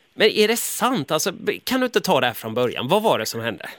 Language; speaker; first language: Swedish; native; Swedish